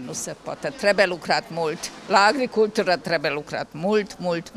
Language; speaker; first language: Romanian; non-native, local second language; Hungarian